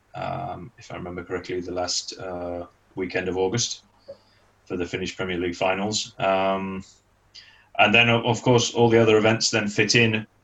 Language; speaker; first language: English; native; English